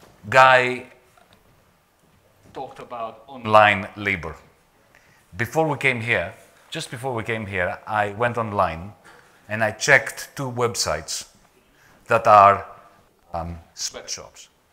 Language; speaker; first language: English; non-native, fluent; Greek